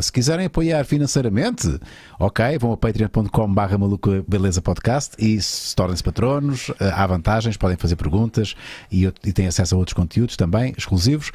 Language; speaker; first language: Portuguese; native; Portuguese